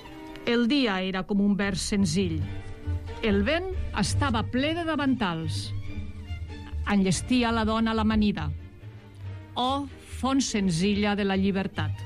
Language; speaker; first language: Catalan; native; Catalan